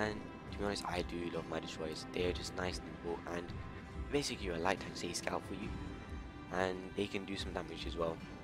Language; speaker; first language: English; native; English